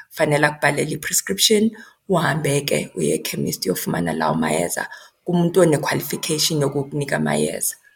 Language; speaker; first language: Xhosa; non-native, local second language; Zulu